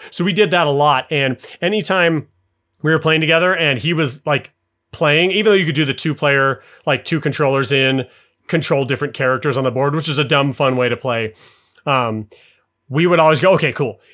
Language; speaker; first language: English; native; English